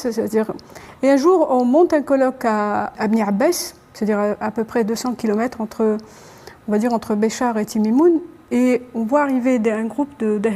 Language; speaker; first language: French; non-native, local second language; Arabic